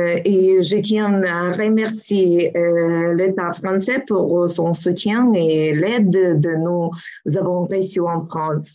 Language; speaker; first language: French; non-native, learner; Ukrainian